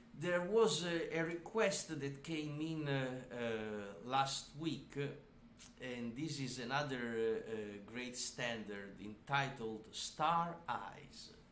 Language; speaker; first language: English; non-native, fluent; Italian